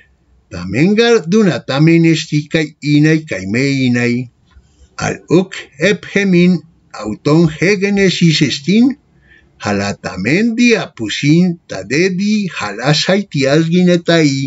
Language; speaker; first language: Greek; non-native, fluent; Spanish